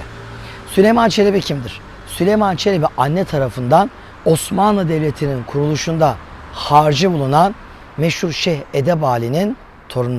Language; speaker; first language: Turkish; native; Turkish